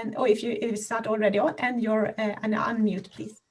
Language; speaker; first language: English; non-native, fluent; Swedish